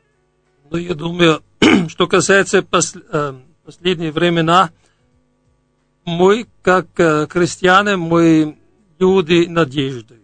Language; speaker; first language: Russian; non-native, fluent; German